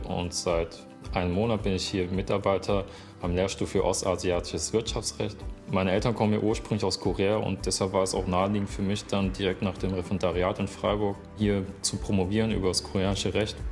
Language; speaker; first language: German; early bilingual, other home language; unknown